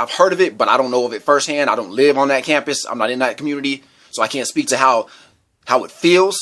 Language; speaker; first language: English; native; English